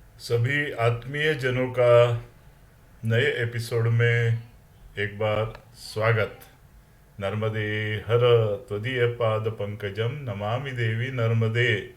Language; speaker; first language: Hindi; non-native, local second language; Marathi